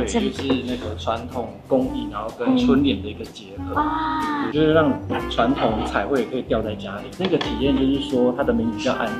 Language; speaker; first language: Chinese; native; Chinese